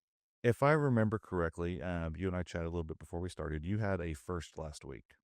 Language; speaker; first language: English; native; English